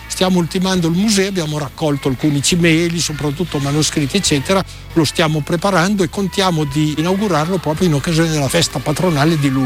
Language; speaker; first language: Italian; native; Italian